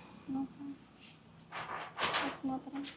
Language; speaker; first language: Russian; non-native, learner; Filipino